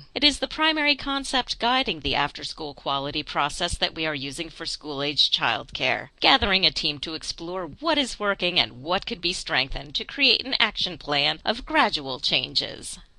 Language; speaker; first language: English; native; English